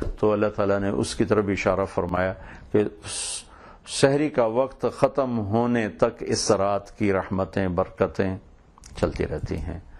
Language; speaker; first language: Urdu; non-native, local second language; Punjabi